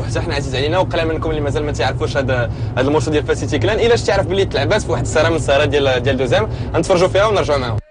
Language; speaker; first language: Arabic; native; Arabic